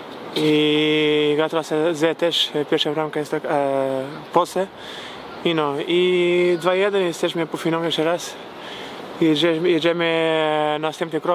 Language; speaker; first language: Polish; non-native, learner; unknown